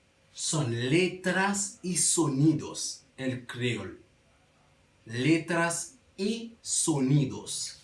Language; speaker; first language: Spanish; non-native, learner; Haitian Creole